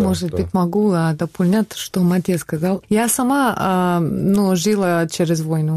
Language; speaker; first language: Russian; non-native, learner; Bosnian